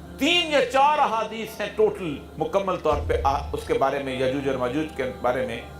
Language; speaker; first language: Urdu; non-native, local second language; Punjabi